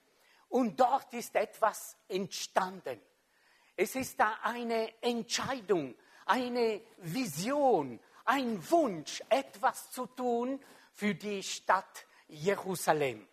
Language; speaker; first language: German; non-native, local second language; French